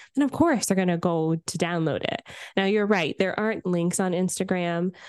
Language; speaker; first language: English; native; English